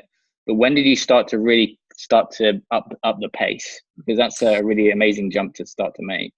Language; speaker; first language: English; native; English